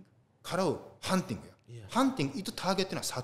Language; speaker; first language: Indonesian; non-native, learner; Japanese